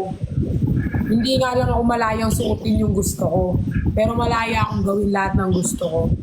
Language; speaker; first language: Filipino; native; Filipino